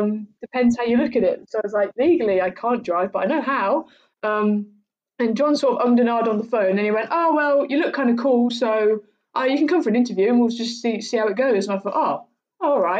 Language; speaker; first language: English; native; English